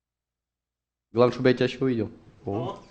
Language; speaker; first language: Russian; native; Russian